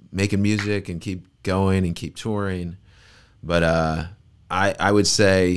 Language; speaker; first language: English; native; English